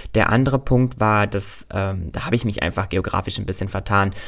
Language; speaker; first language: German; native; German